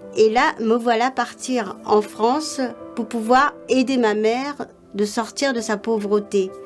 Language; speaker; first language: French; non-native, local second language; Morisyen